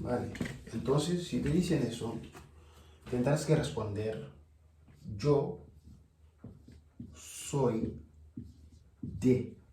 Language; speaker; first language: Spanish; non-native, learner; Wolof